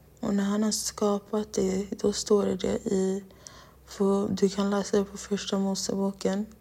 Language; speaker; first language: Swedish; non-native, local second language; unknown